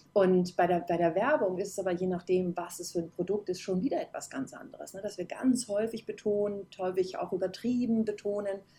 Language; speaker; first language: German; native; German